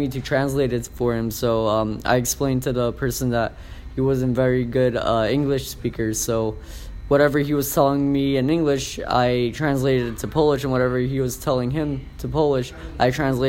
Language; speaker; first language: English; early bilingual, other home language; Polish